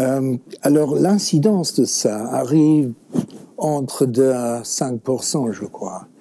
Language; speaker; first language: French; non-native, fluent; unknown